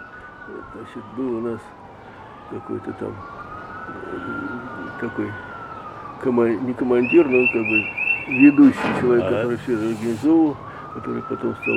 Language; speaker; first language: Russian; native; Russian